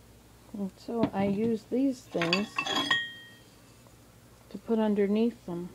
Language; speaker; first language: English; native; English